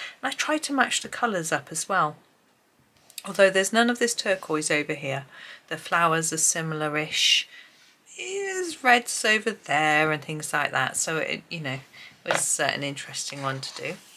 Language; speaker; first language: English; native; English